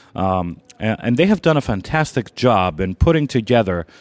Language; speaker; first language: English; non-native, fluent; Greek